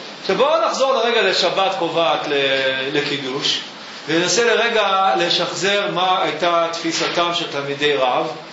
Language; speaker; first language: Hebrew; native; Hebrew